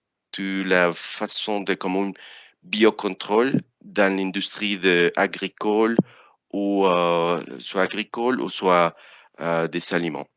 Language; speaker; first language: French; non-native, fluent; Spanish